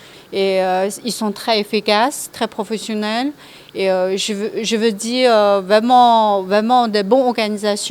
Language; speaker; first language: French; non-native, learner; Chinese